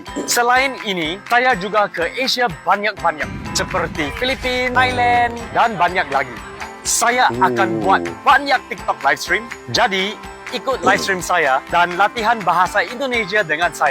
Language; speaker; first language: Indonesian; non-native, learner; English